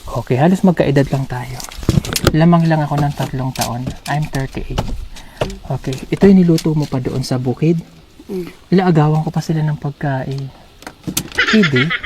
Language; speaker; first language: Filipino; non-native, local second language; Cebuano